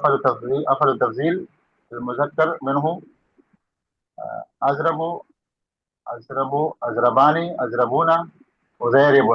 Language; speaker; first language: Arabic; non-native, learner; Urdu